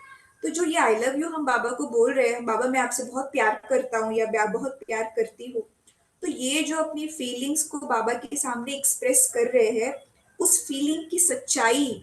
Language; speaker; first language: Hindi; native; Hindi